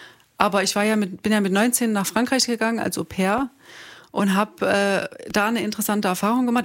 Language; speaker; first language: German; native; German